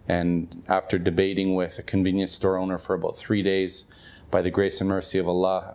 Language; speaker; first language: English; native; English